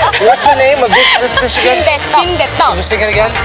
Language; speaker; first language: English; non-native, fluent; Thai